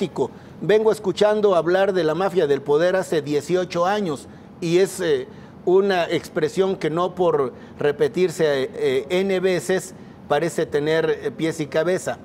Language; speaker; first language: Spanish; native; Spanish